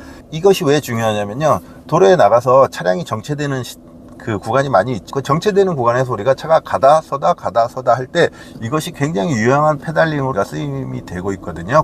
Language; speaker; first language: Korean; native; Korean